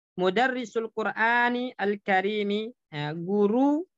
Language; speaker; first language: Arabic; non-native, fluent; Indonesian